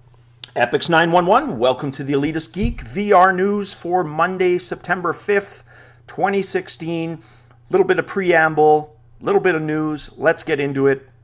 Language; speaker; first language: English; native; English